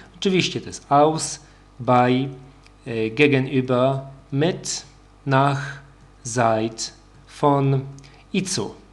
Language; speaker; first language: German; non-native, fluent; Polish